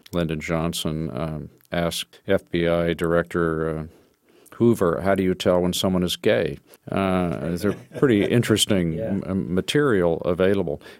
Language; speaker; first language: English; native; English